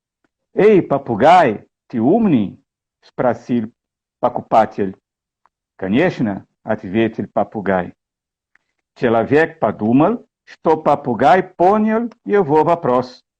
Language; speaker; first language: Russian; non-native, learner; Portuguese